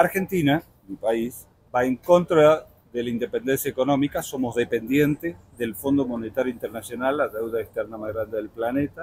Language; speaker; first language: Spanish; native; Spanish